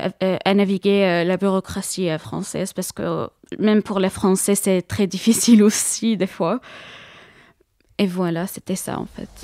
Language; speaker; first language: French; non-native, fluent; Arabic